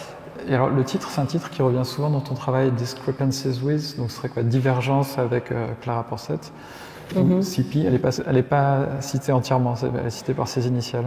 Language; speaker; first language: French; native; French